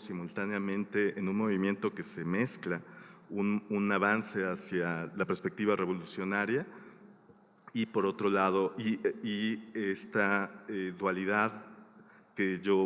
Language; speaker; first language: Spanish; native; Spanish